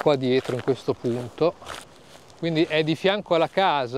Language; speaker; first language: Italian; native; Italian